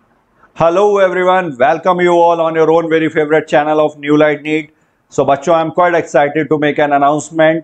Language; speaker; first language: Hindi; native; Hindi